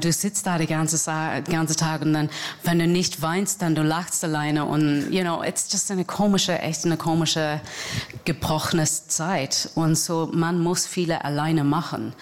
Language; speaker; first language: German; non-native, learner; English